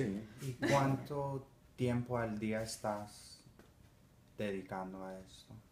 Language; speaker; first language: Spanish; early bilingual, heritage; Spanish